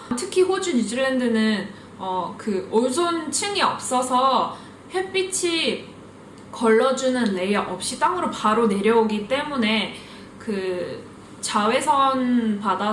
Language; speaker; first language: Korean; early bilingual, heritage; Korean